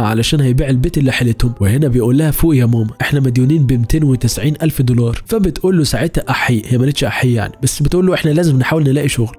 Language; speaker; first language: Arabic; native; Arabic